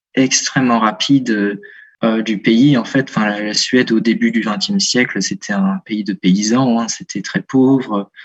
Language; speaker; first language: French; native; French